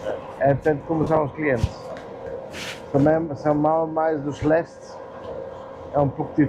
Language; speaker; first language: Portuguese; non-native, learner; German